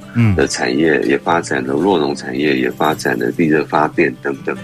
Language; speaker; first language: Chinese; native; Chinese